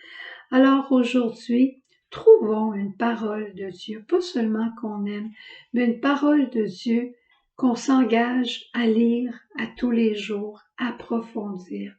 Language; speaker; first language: French; native; French